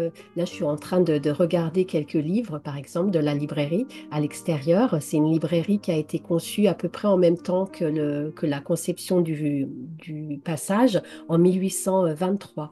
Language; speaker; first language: French; native; French